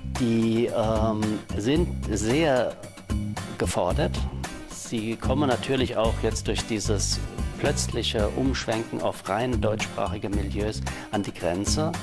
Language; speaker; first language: German; native; German